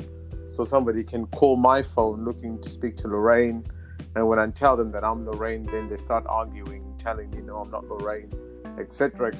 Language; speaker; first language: English; non-native, local second language; Shona